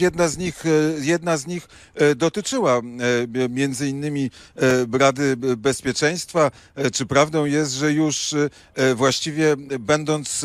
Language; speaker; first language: Polish; native; Polish